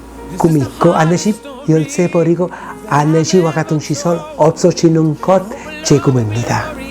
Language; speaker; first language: Korean; non-native, fluent; Italian